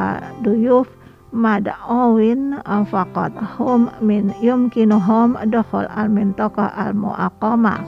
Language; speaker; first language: Arabic; non-native, fluent; Indonesian